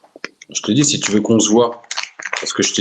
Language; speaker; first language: French; native; French